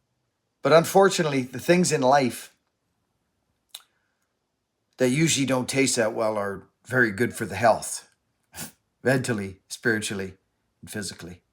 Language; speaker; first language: English; native; English